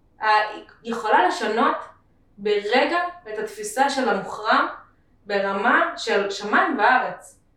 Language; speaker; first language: Hebrew; early bilingual, other home language; Russian